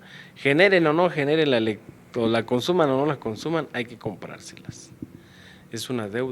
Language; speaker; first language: Spanish; native; Spanish